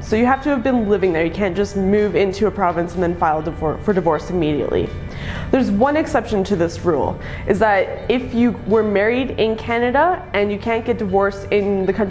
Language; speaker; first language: English; native; English